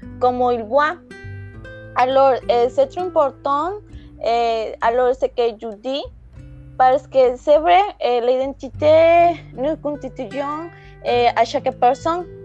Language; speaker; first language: French; non-native, learner; Spanish